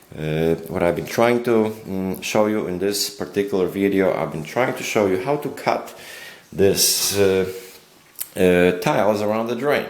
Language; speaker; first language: English; non-native, fluent; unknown